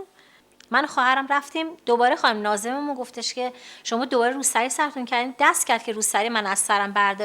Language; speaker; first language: Persian; native; Persian